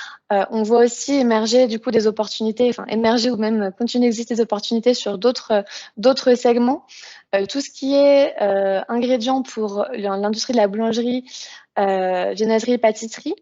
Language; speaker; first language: French; native; French